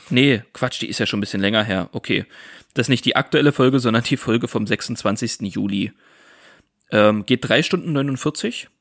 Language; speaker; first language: German; native; German